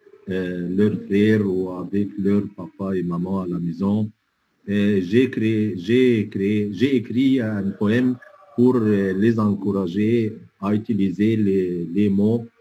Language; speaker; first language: French; non-native, fluent; Arabic